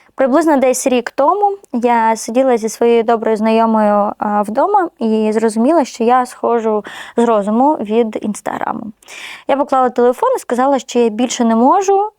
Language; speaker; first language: Ukrainian; non-native, local second language; Russian